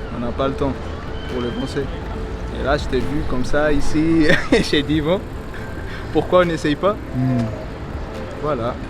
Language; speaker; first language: French; non-native, fluent; Spanish